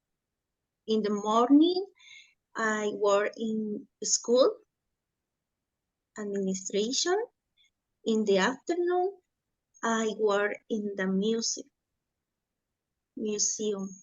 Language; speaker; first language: English; non-native, learner; Spanish